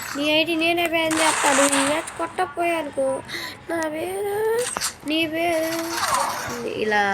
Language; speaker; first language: Telugu; non-native, local second language; Urdu